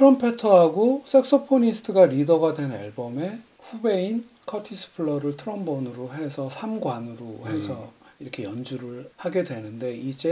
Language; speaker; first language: Korean; native; Korean